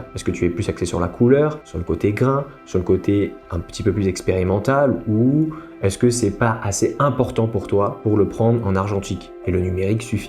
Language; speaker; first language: French; native; French